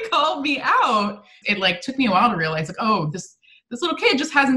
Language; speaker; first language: English; native; English